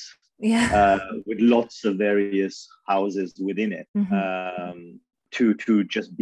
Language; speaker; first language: English; early bilingual, other home language; Urdu